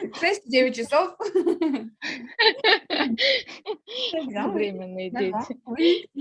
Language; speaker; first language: French; non-native, fluent; Russian